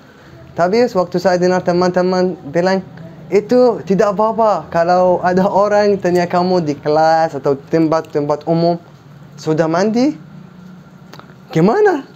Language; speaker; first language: Indonesian; non-native, learner; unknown